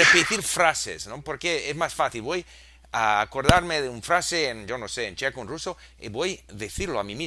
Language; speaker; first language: Spanish; non-native, fluent; English